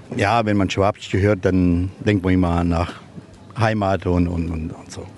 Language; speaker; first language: German; non-native, fluent; Croatian